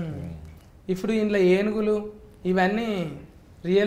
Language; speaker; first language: Telugu; native; Telugu